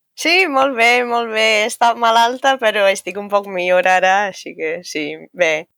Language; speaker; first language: Catalan; non-native, fluent; English